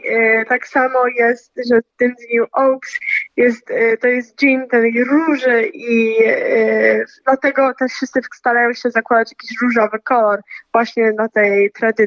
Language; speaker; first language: Polish; early bilingual, heritage; Polish